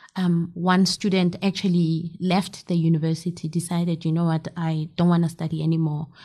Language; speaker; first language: English; non-native, local second language; Southern Sotho